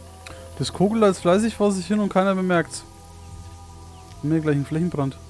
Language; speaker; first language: German; native; German